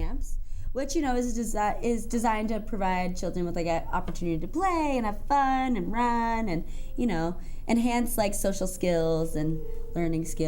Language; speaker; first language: English; native; English